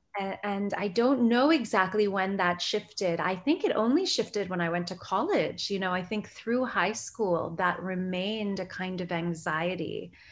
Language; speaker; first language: English; early bilingual, other home language; Gujarati